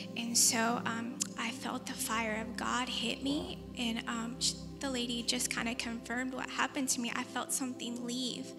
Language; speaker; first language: English; native; English